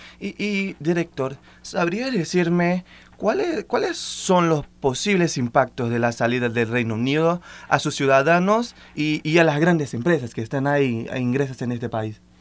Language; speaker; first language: Spanish; non-native, fluent; Portuguese